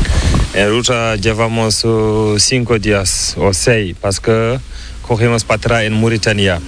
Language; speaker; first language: Spanish; non-native, learner; Fula